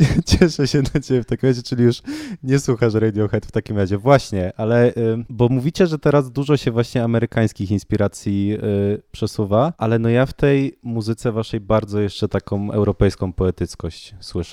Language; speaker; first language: Polish; native; Polish